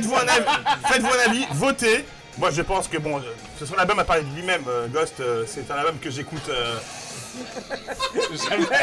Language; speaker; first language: French; native; French